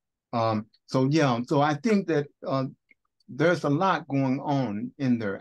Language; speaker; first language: English; native; English